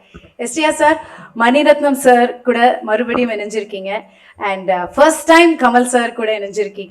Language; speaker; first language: Tamil; native; Tamil